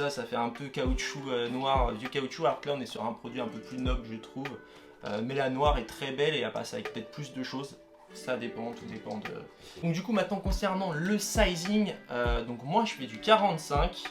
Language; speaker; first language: French; native; French